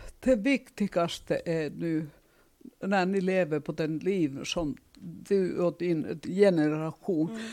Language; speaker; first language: Swedish; non-native, learner; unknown